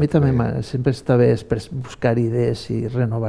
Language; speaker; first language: Catalan; native; Catalan